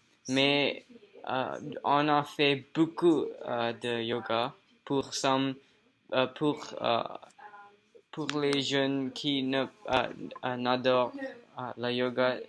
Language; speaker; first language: French; non-native, learner; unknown